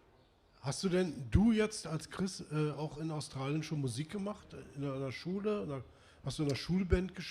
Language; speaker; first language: German; native; German